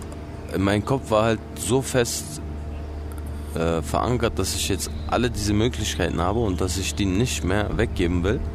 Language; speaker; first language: German; early bilingual, other home language; Albanian